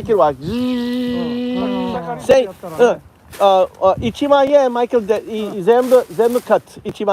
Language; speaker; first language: Japanese; non-native, learner; English